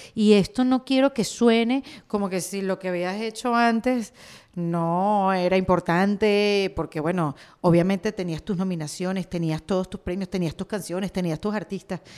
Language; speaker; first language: Spanish; native; Spanish